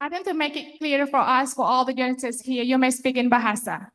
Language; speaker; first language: English; non-native, fluent; Indonesian